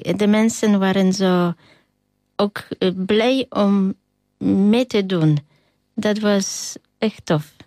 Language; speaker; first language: Dutch; non-native, learner; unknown